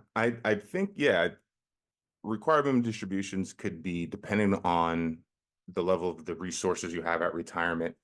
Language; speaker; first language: English; native; English